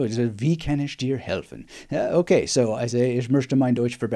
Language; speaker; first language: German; non-native, learner; English